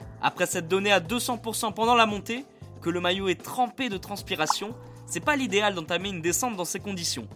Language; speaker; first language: French; native; French